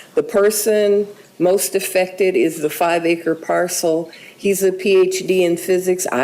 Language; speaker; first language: English; native; English